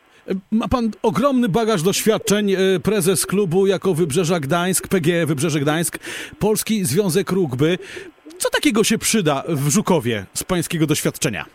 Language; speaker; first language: Polish; native; Polish